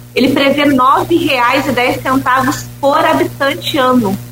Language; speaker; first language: Portuguese; native; Portuguese